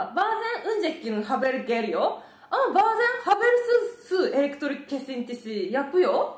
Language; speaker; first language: Turkish; non-native, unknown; Japanese